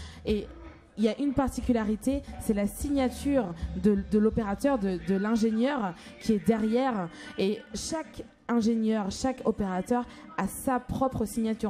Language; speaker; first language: French; native; French